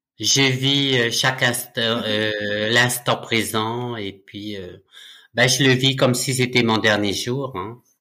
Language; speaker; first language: French; native; French